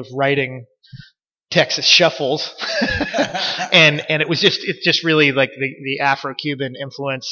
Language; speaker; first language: English; native; English